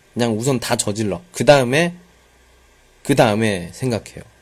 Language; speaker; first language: Korean; native; Korean